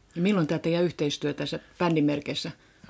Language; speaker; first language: Finnish; native; Finnish